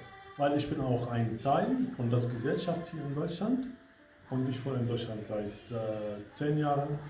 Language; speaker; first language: German; non-native, fluent; Arabic